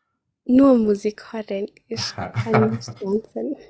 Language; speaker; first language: German; non-native, learner; Swahili